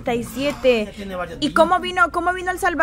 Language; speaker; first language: Spanish; native; Spanish